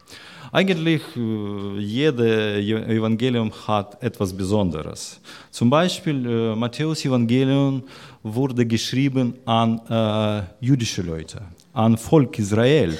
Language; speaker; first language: German; non-native, learner; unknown